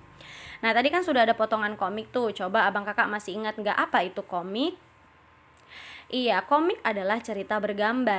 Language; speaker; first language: Indonesian; native; Indonesian